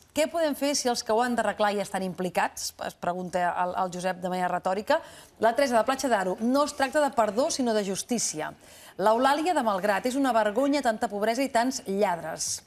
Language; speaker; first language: Catalan; native; Catalan